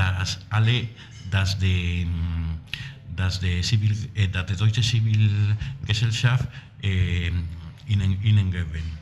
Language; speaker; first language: German; non-native, learner; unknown